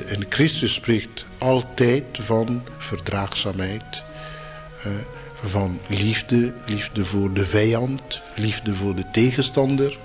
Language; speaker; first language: Dutch; non-native, fluent; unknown